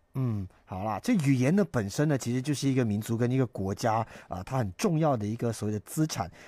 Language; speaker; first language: Chinese; native; Chinese